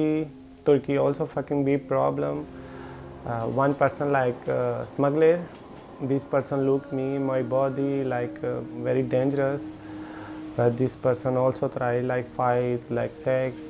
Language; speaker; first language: English; non-native, learner; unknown